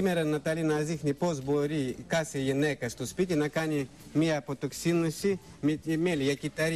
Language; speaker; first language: Greek; non-native, fluent; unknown